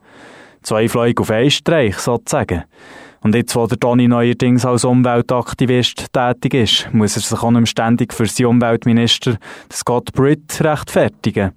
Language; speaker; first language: German; native; German